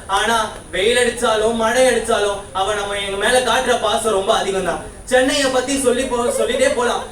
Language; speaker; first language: Tamil; native; Tamil